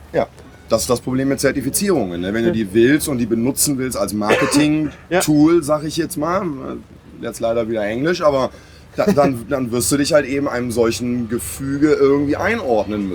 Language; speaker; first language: German; native; German